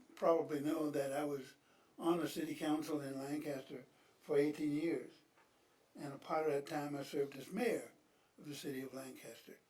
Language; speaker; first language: English; native; English